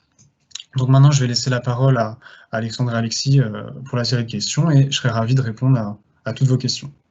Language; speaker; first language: French; native; French